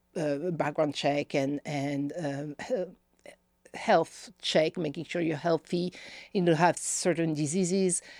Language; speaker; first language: English; non-native, fluent; French